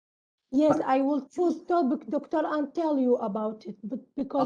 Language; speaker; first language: English; non-native, local second language; Malay